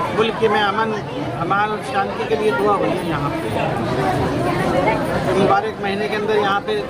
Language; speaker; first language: Urdu; native; Urdu